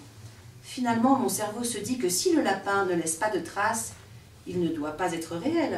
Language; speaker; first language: French; native; French